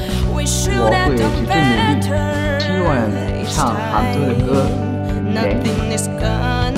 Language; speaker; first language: Chinese; non-native, learner; Japanese